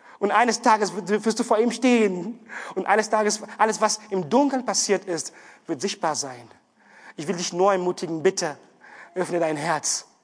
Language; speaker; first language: German; non-native, fluent; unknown